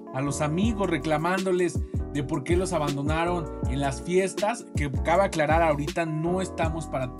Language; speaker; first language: Spanish; native; Spanish